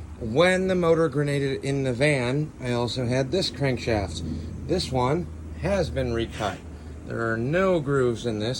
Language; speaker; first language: English; native; English